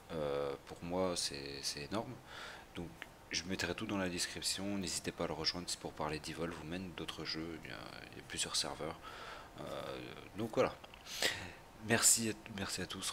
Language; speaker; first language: French; native; French